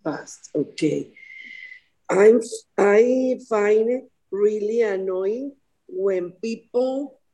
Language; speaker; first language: English; non-native, learner; Spanish